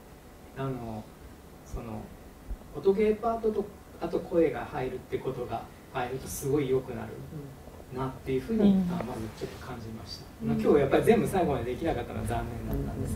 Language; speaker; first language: Japanese; native; Japanese